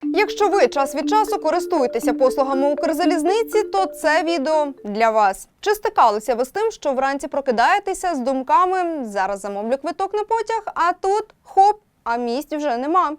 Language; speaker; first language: Ukrainian; native; Ukrainian